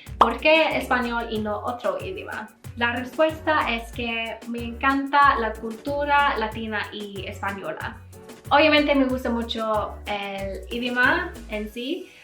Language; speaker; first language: Spanish; non-native, learner; English